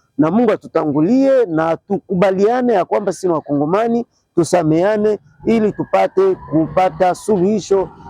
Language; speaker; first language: Swahili; native; Swahili